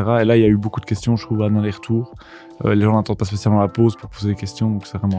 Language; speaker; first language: French; native; French